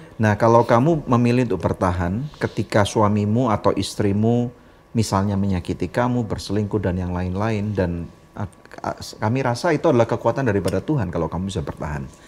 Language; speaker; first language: Indonesian; native; Indonesian